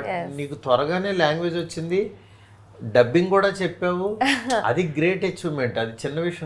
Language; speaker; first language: Telugu; native; Telugu